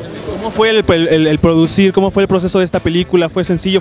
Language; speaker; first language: Spanish; native; Spanish